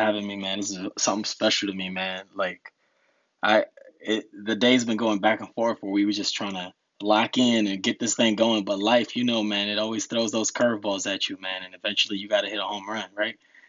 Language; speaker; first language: English; early bilingual, other home language; Spanish